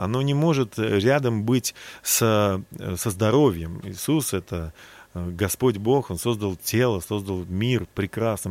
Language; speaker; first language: Russian; native; Russian